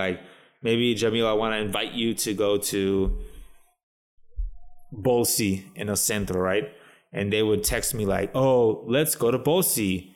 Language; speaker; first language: English; native; English